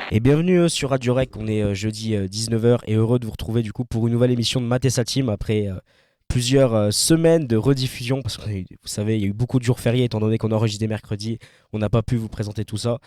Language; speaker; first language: French; native; French